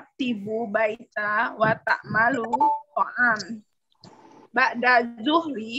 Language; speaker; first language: Arabic; non-native, learner; Indonesian